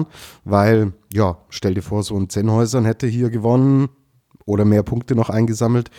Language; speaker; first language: German; native; German